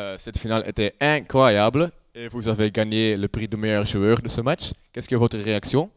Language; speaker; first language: French; non-native, local second language; Dutch